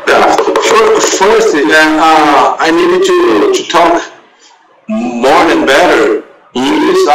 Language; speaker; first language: English; non-native, learner; Portuguese